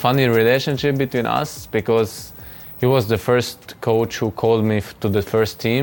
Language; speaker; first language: English; non-native, fluent; Hungarian